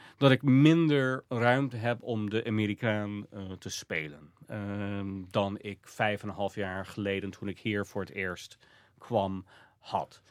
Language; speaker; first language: Dutch; non-native, fluent; English